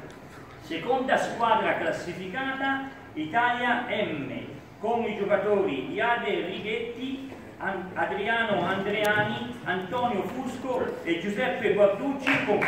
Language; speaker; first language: Italian; native; Italian